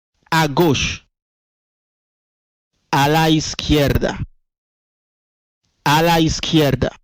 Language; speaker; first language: Spanish; non-native, fluent; Haitian Creole